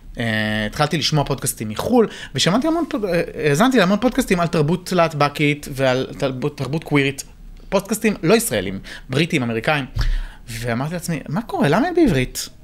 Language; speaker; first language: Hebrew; native; Hebrew